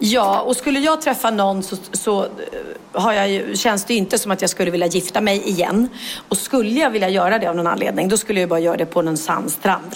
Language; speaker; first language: Swedish; native; Swedish